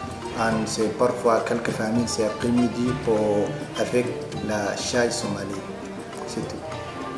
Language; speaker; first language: French; non-native, learner; Somali